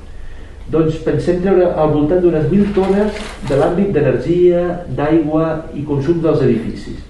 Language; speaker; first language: Catalan; native; Catalan